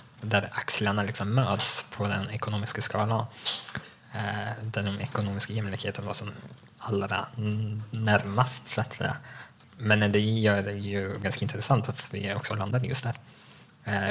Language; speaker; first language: Swedish; native; Swedish